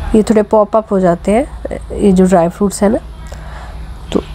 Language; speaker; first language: Hindi; native; Hindi